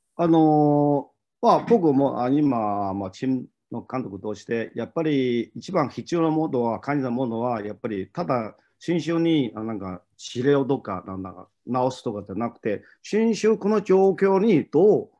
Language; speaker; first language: Japanese; non-native, fluent; Chinese